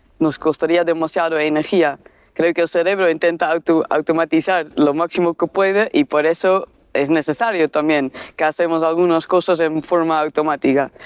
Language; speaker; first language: Spanish; non-native, fluent; Dutch